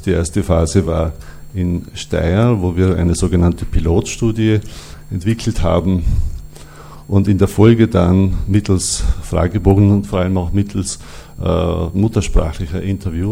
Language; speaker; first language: German; native; German